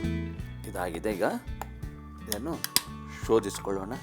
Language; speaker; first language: Kannada; native; Kannada